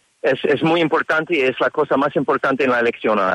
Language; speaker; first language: Spanish; non-native, learner; English